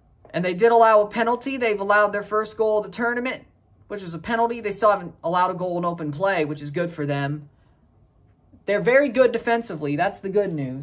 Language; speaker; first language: English; native; English